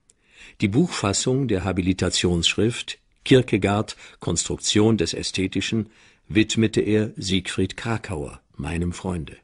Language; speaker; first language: German; native; German